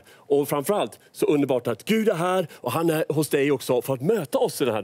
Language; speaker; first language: Swedish; native; Swedish